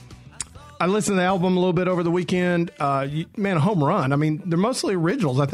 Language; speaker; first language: English; native; English